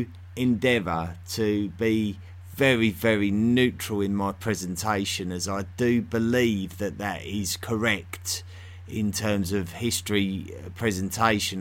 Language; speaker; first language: English; native; English